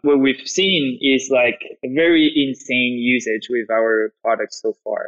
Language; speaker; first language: English; non-native, fluent; French